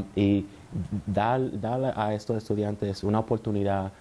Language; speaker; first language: Spanish; early bilingual, heritage; Spanish